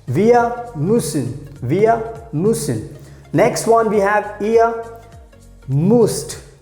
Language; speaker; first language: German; non-native, fluent; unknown